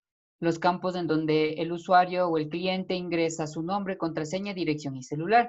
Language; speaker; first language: Spanish; native; Spanish